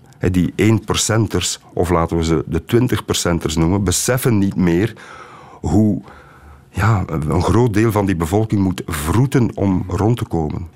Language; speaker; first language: Dutch; native; Dutch